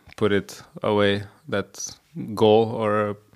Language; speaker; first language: English; non-native, fluent; Slovenian